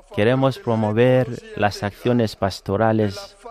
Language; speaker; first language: Spanish; non-native, fluent; French